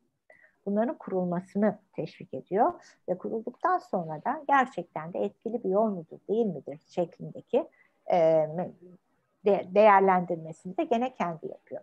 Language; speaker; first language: Turkish; native; Turkish